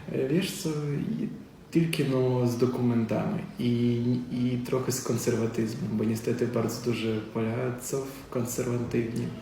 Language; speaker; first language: Polish; non-native, learner; Ukrainian